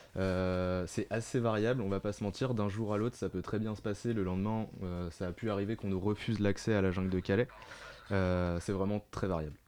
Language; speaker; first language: French; native; French